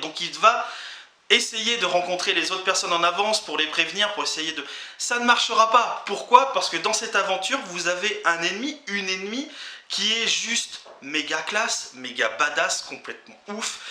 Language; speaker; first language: French; native; French